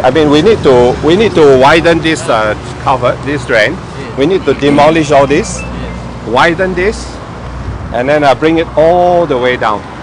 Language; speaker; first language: English; non-native, local second language; Chinese